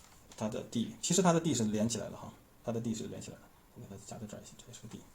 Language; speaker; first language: Chinese; native; Chinese